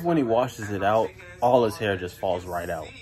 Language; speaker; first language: English; native; English